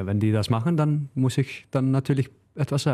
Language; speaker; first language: German; non-native, learner; Icelandic